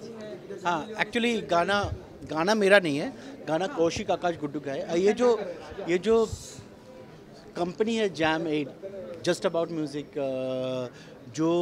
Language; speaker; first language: Hindi; non-native, local second language; Bangla